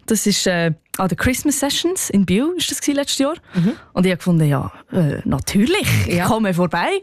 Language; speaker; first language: German; native; German